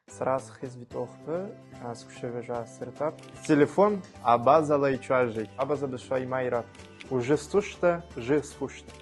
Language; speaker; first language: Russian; non-native, fluent; Portuguese